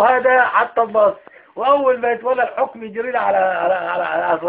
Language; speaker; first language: Arabic; native; Arabic